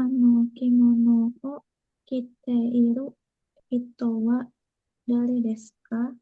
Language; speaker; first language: Japanese; non-native, learner; Indonesian